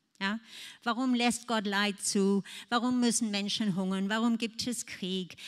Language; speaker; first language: German; non-native, fluent; English